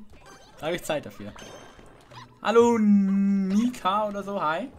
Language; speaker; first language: German; native; German